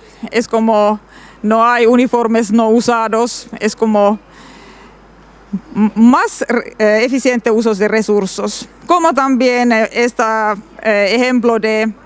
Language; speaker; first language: Spanish; non-native, learner; Finnish